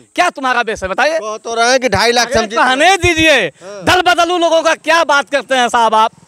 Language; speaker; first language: Hindi; native; Hindi